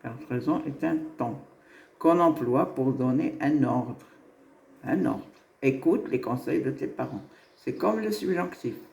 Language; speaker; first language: French; non-native, local second language; Arabic